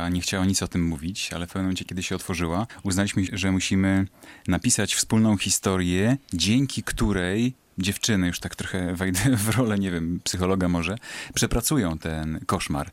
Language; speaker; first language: Polish; native; Polish